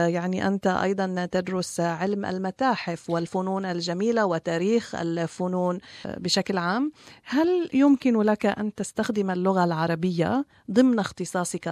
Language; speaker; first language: Arabic; native; Arabic